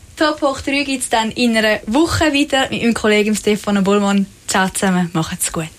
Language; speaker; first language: German; native; German